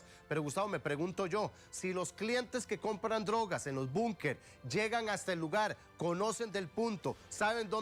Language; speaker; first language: Spanish; native; Spanish